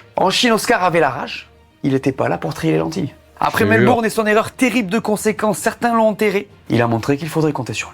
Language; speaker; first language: French; native; French